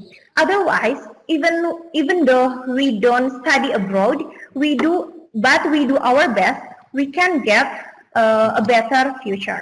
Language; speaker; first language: English; non-native, learner; Indonesian